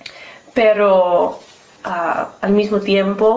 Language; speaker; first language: Spanish; non-native, learner; English